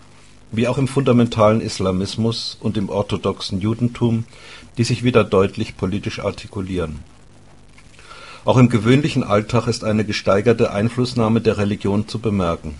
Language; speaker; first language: German; native; German